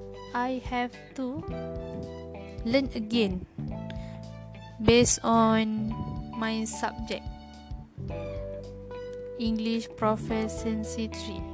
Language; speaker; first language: English; non-native, learner; Malay